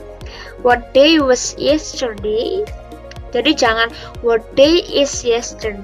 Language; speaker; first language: English; non-native, learner; Indonesian